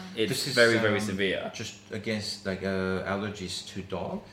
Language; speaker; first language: English; non-native, fluent; Arabic